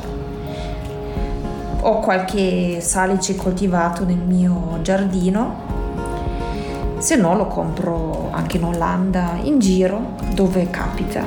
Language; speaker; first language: Italian; non-native, fluent; German